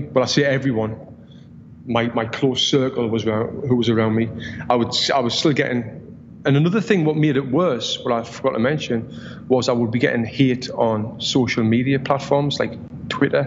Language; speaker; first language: English; native; English